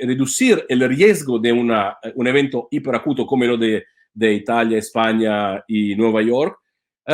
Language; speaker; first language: Spanish; non-native, fluent; Italian